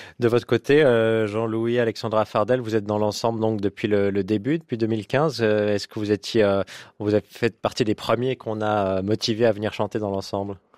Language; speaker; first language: French; native; French